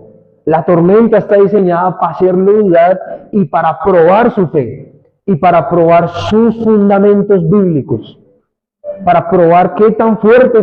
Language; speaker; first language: Spanish; native; Spanish